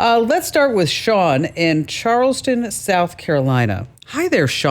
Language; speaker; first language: English; native; English